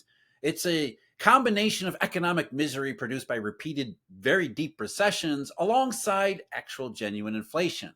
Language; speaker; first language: English; native; English